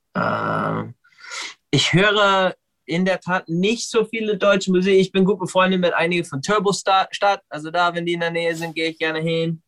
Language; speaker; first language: German; non-native, fluent; English